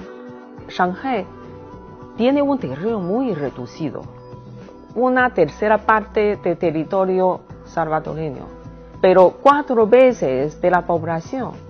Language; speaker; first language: Spanish; non-native, fluent; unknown